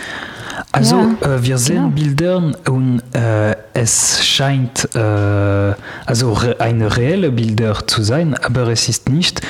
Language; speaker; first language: German; non-native, learner; French